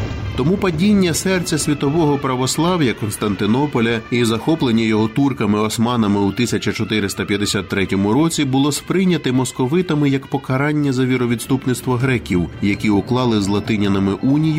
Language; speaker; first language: Ukrainian; native; Ukrainian